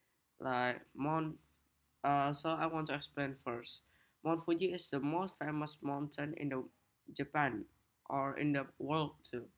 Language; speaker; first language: English; non-native, learner; Indonesian